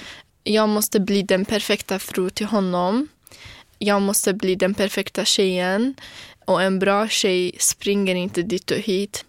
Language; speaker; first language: Swedish; non-native, fluent; Kurdish